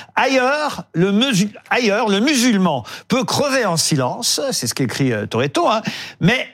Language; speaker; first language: French; native; French